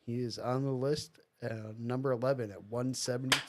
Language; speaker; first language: English; native; English